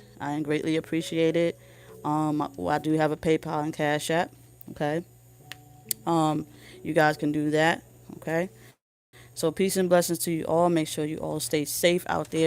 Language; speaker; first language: English; native; English